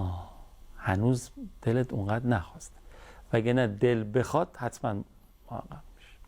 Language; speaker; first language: Persian; native; Persian